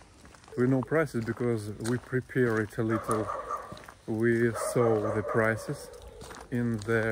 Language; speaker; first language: English; non-native, learner; Russian